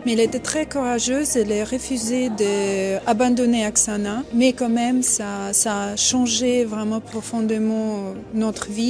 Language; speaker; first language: French; non-native, fluent; Russian